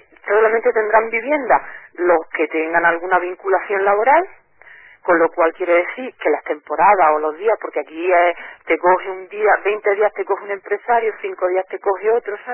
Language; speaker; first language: Spanish; native; Spanish